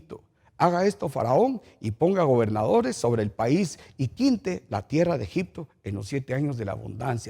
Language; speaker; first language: Spanish; native; Spanish